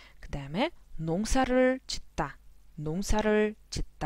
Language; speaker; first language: Korean; non-native, fluent; Russian